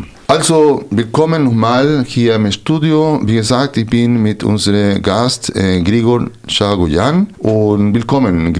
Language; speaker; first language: German; non-native, fluent; Spanish